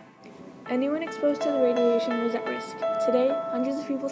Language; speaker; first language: English; native; English